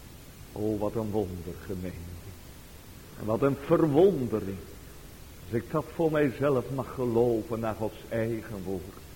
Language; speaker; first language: Dutch; native; Dutch